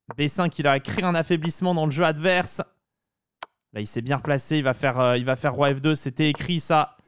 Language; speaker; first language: French; native; French